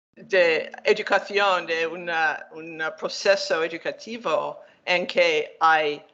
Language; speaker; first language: Spanish; non-native, learner; English